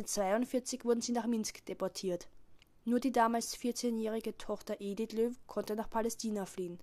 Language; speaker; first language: German; native; German